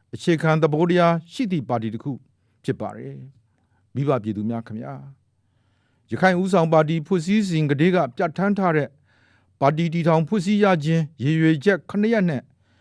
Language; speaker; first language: Burmese; native; Burmese